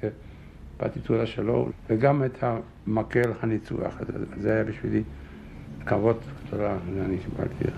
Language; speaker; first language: Hebrew; non-native, fluent; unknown